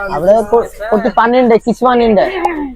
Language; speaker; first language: Malayalam; non-native, local second language; Bangla